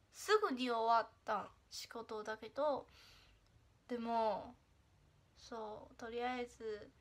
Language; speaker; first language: Japanese; non-native, fluent; Chinese